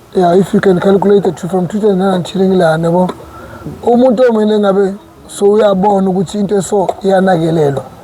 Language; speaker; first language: Zulu; non-native, local second language; Northern Sotho